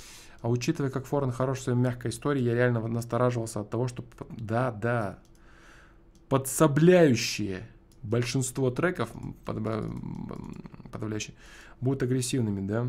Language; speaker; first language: Russian; native; Russian